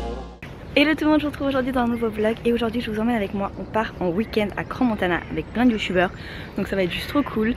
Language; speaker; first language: French; native; French